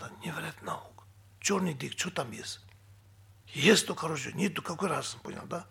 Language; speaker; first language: Russian; non-native, learner; Tibetan